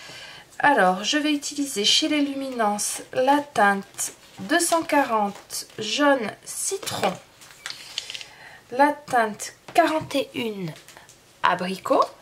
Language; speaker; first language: French; native; French